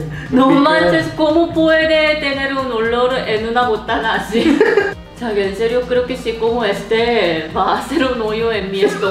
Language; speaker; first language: Spanish; non-native, learner; Korean